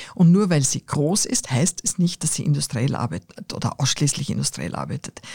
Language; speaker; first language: German; native; German